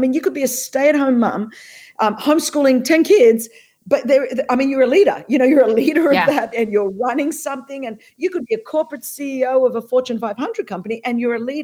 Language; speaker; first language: English; non-native, local second language; Greek